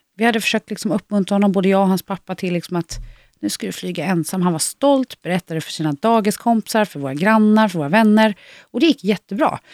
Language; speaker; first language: Swedish; native; Swedish